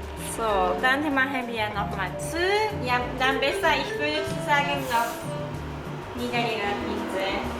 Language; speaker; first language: German; non-native, learner; Japanese